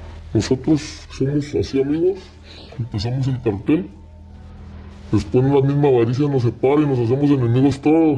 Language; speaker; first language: Spanish; native; Spanish